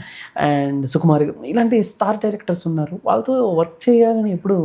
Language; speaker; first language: Telugu; native; Telugu